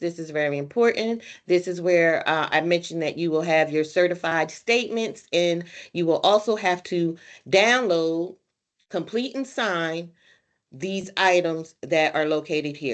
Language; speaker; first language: English; native; English